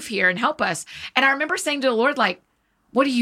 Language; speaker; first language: English; native; English